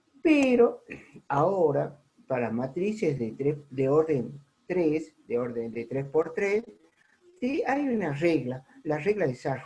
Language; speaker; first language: Spanish; native; Spanish